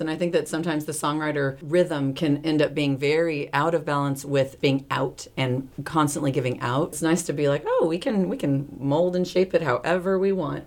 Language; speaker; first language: English; early bilingual, other home language; Spanish